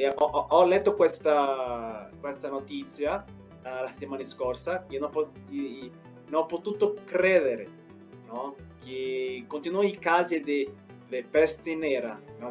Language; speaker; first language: Italian; non-native, fluent; Spanish